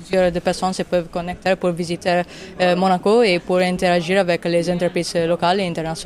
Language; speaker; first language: French; non-native, fluent; Italian